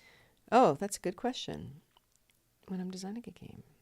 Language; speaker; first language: English; native; English